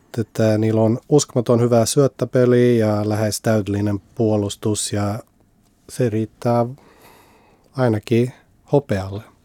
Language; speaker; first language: Finnish; early bilingual, heritage; Finnish